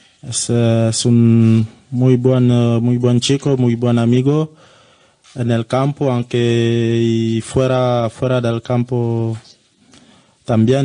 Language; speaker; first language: Spanish; non-native, learner; French